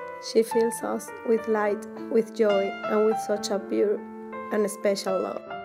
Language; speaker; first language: English; non-native, learner; Spanish